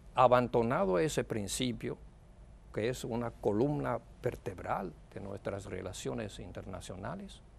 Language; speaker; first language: Spanish; non-native, fluent; Chinese